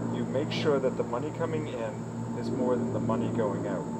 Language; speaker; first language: English; native; English